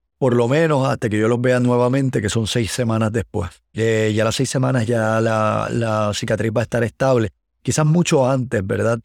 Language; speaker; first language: Spanish; native; Spanish